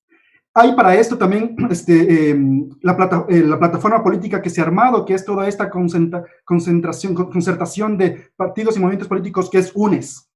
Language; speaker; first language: Spanish; native; Spanish